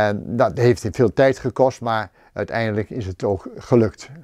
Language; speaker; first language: Dutch; native; Dutch